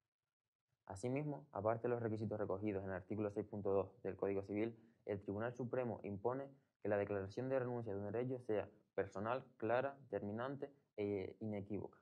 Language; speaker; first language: Spanish; native; Spanish